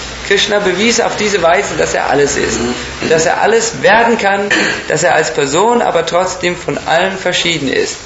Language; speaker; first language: German; native; German